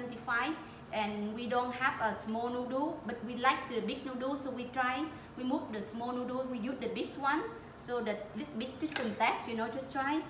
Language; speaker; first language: English; non-native, learner; Vietnamese